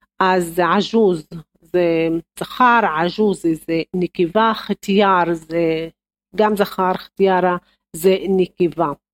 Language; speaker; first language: Hebrew; non-native, local second language; Arabic